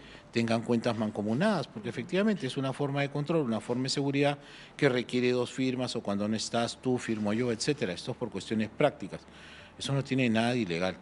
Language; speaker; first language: Spanish; native; Spanish